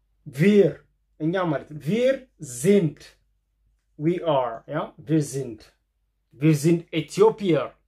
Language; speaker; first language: German; non-native, fluent; Amharic